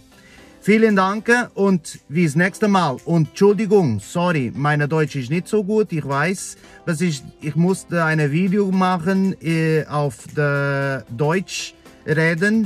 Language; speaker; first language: German; non-native, learner; Portuguese